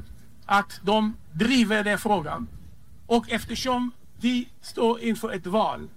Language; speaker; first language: Swedish; non-native, fluent; Hebrew